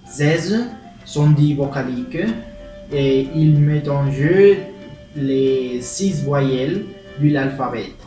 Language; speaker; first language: French; non-native, learner; Spanish